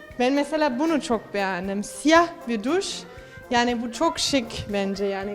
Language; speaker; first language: Turkish; early bilingual, heritage; Turkish